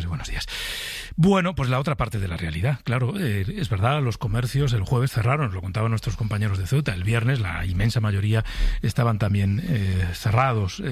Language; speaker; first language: Spanish; native; Spanish